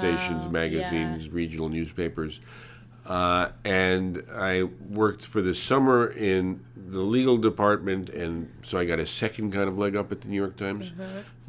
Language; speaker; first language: English; early bilingual, other home language; Hungarian